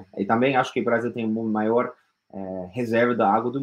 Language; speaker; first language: Portuguese; non-native, fluent; English